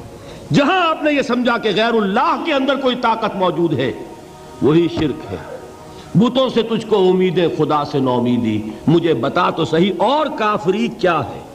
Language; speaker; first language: Urdu; native; Urdu